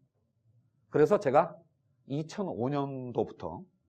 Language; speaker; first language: Korean; native; Korean